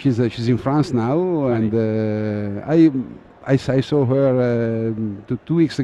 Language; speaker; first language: English; non-native, fluent; Italian